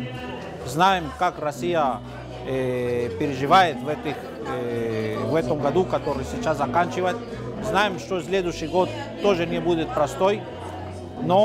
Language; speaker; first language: Russian; non-native, learner; Spanish